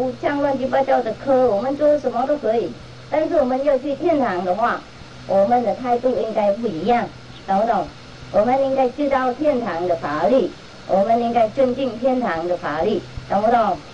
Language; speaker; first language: Chinese; non-native, fluent; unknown